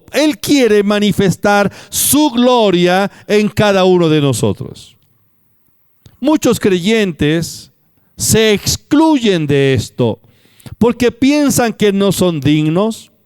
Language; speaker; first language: Spanish; native; Spanish